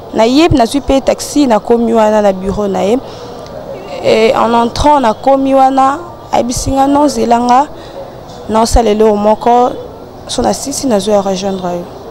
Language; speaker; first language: Lingala; non-native, local second language; Luba-Lulua